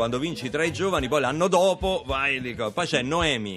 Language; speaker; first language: Italian; native; Italian